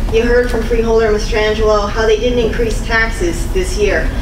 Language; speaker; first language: English; native; English